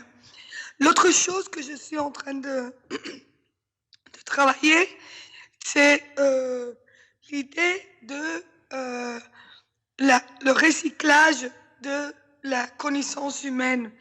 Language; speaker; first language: French; non-native, fluent; Spanish